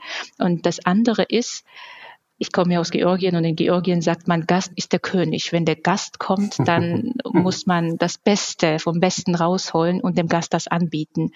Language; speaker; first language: German; non-native, fluent; Georgian